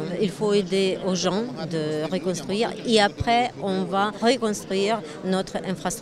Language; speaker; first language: French; non-native, fluent; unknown